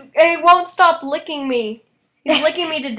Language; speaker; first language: English; native; English